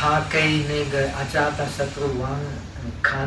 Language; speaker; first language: Chinese; non-native, fluent; Czech